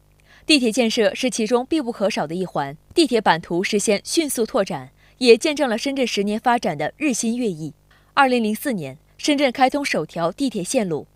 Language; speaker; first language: Chinese; native; Chinese